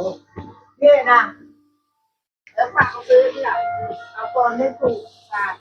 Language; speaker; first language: Thai; native; Thai